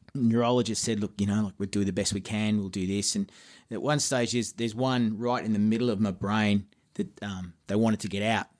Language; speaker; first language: English; native; English